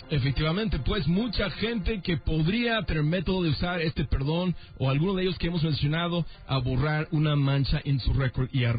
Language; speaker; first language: Spanish; native; Spanish